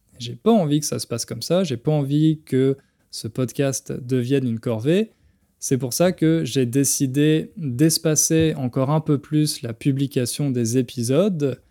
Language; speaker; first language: French; native; French